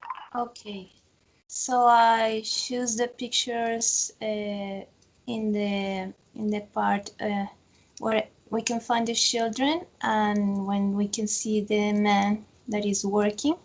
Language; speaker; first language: English; non-native, fluent; Spanish